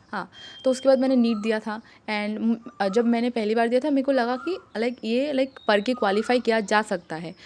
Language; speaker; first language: Hindi; non-native, local second language; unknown